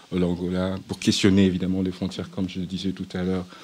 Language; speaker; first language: French; non-native, local second language; Swahili